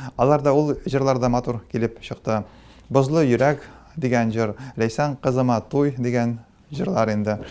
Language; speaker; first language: Tatar; non-native, local second language; Russian